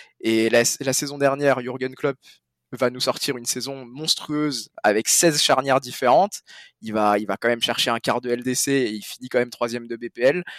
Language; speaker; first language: French; native; French